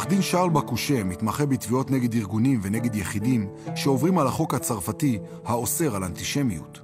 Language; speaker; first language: Hebrew; native; Hebrew